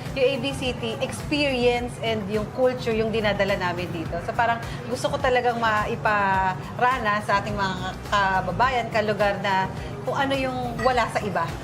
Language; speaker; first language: Filipino; native; Filipino